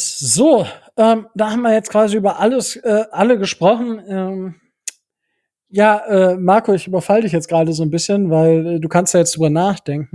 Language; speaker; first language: German; native; German